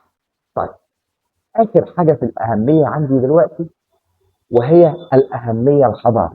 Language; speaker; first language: Arabic; native; Arabic